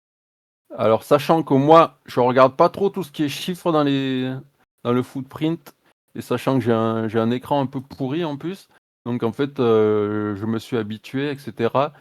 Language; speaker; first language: French; native; French